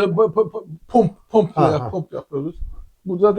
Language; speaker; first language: Turkish; non-native, learner; Persian